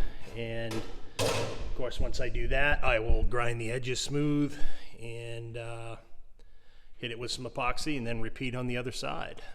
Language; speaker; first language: English; native; English